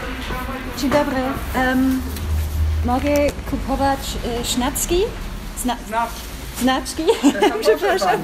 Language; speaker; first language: Polish; non-native, learner; German